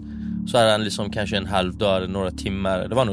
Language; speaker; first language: Swedish; non-native, fluent; Persian